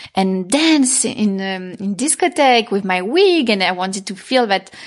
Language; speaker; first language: English; non-native, fluent; French